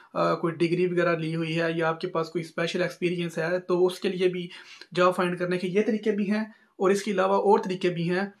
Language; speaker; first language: Urdu; non-native, local second language; Punjabi